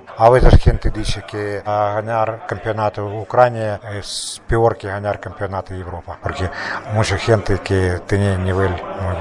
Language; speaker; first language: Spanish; non-native, learner; Russian